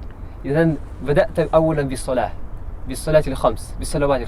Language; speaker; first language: Arabic; non-native, fluent; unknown